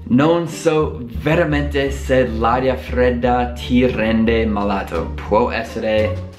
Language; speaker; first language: Italian; non-native, fluent; English